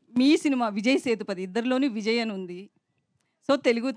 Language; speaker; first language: Telugu; native; Telugu